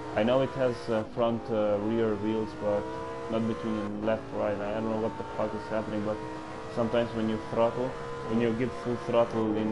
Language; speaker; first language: English; non-native, fluent; Italian